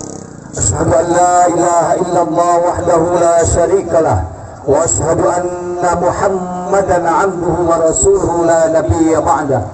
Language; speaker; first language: Arabic; non-native, fluent; Indonesian